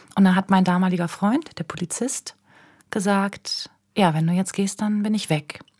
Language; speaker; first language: German; native; German